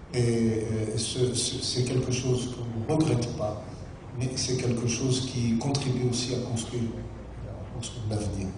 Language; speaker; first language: French; non-native, local second language; Arabic